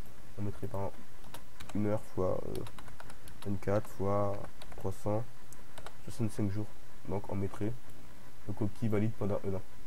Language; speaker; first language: French; native; French